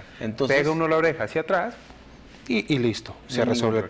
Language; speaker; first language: Spanish; native; Spanish